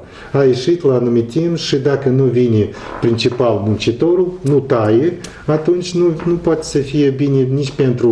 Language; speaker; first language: Romanian; non-native, local second language; Russian